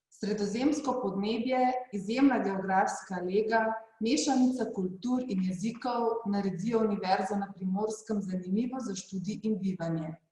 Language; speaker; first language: Slovenian; native; Slovenian